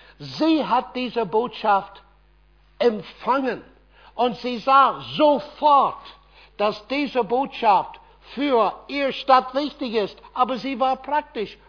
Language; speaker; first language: German; non-native, fluent; English